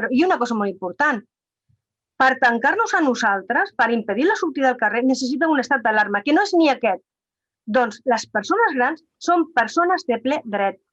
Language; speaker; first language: Catalan; non-native, local second language; Spanish